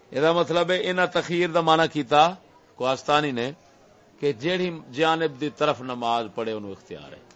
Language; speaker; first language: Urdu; non-native, local second language; Punjabi